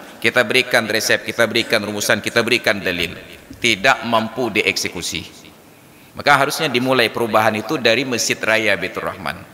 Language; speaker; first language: Malay; non-native, local second language; Achinese